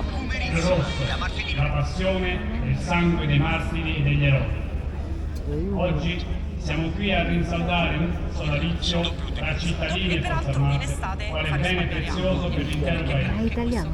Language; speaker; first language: Italian; native; Italian